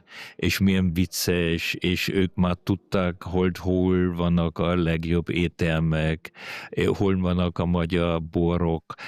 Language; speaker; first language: Hungarian; early bilingual, heritage; German